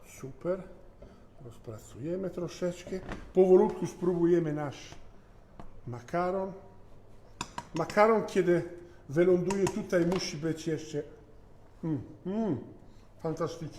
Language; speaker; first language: Polish; non-native, fluent; Italian